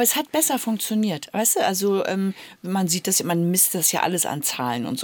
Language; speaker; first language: German; native; German